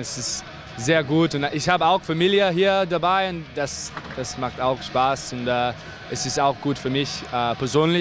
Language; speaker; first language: German; non-native, learner; English